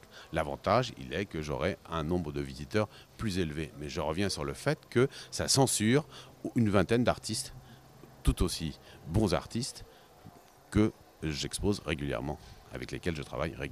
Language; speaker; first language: French; native; French